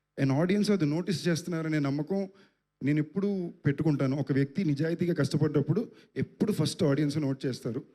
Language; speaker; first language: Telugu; native; Telugu